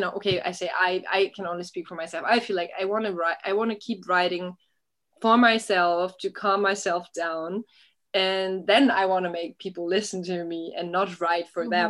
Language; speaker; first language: English; non-native, fluent; German